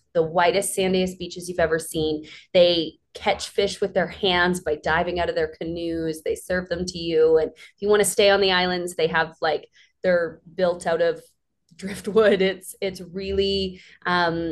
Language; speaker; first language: English; native; English